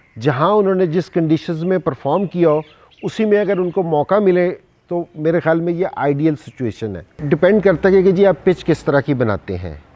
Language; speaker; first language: Urdu; non-native, local second language; Punjabi